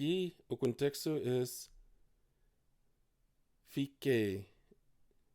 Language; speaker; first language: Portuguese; non-native, fluent; English